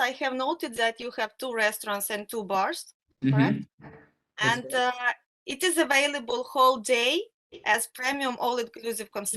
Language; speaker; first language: English; non-native, fluent; Russian